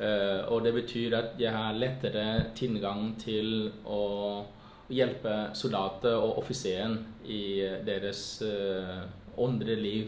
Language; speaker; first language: Norwegian; non-native, fluent; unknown